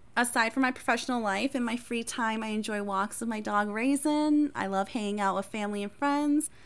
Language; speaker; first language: English; early bilingual, other home language; Hmong